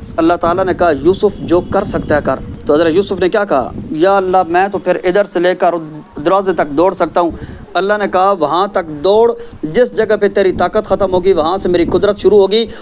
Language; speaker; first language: Urdu; non-native, local second language; Punjabi